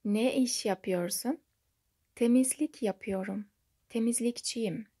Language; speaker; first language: Turkish; non-native, fluent; Kyrgyz